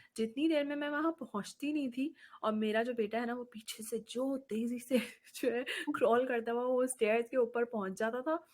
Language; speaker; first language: Urdu; native; Urdu